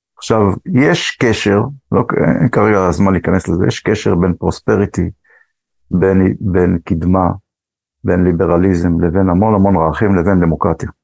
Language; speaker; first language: Hebrew; early bilingual, other home language; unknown